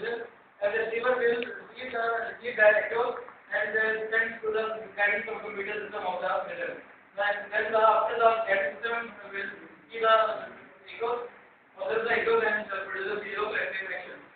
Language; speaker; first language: English; non-native, learner; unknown